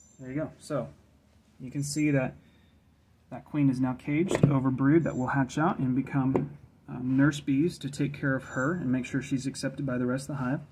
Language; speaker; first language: English; native; English